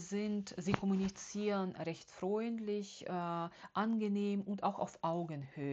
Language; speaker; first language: German; non-native, fluent; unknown